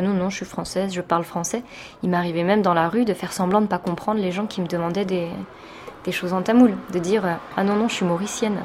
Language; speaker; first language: French; early bilingual, other home language; Tamil